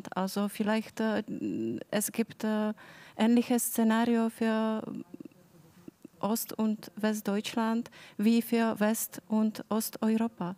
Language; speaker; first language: German; non-native, fluent; Czech